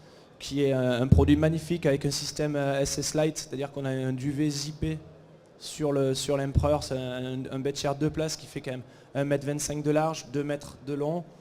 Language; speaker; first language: French; native; French